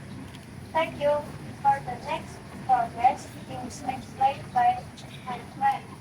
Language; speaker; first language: English; non-native, learner; Indonesian